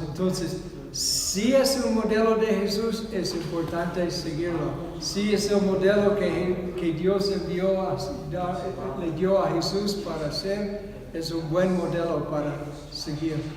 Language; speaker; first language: Spanish; non-native, fluent; English